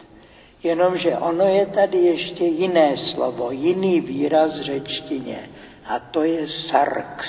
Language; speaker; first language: Czech; native; Czech